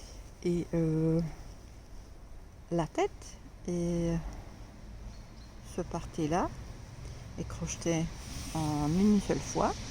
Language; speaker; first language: French; non-native, fluent; Finnish